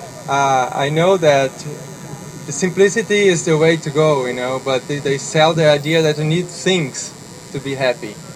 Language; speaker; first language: English; non-native, fluent; Portuguese